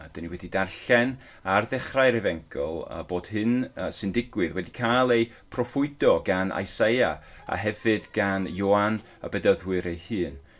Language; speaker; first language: Welsh; non-native, local second language; English